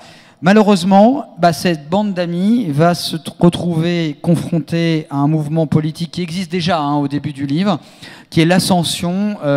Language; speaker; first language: French; native; French